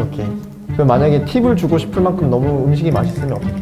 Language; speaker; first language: Korean; native; Korean